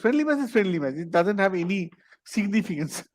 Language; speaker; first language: English; non-native, local second language; Bangla